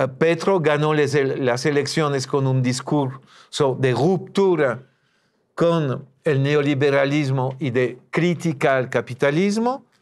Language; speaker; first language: Spanish; non-native, fluent; French